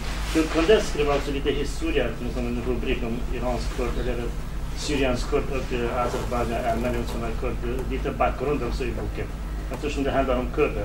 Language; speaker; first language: Swedish; non-native, fluent; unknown